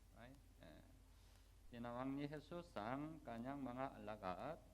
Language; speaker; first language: Filipino; non-native, learner; Korean